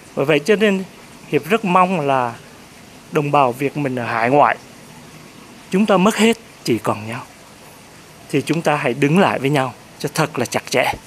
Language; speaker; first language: Vietnamese; native; Vietnamese